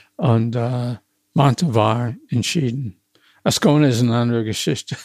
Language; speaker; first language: German; non-native, fluent; English